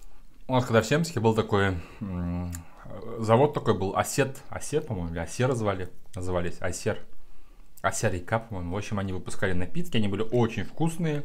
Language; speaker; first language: Russian; native; Russian